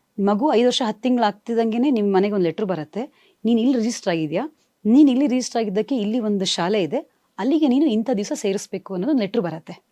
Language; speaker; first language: Kannada; native; Kannada